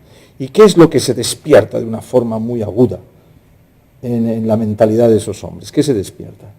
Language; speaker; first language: Spanish; native; Spanish